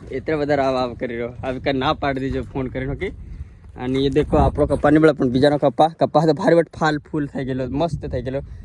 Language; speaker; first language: Gujarati; non-native, local second language; Bhili